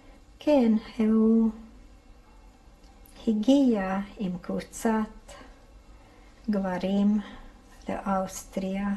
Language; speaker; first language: Hebrew; non-native, fluent; Hungarian